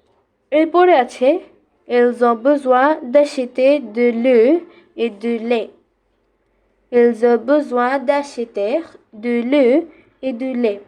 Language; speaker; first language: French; non-native, fluent; Bangla